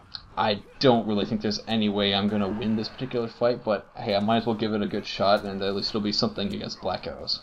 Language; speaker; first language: English; native; English